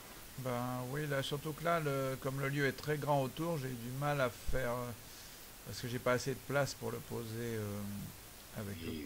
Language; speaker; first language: French; native; French